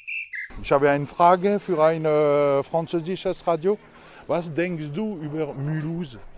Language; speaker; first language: German; non-native, learner; French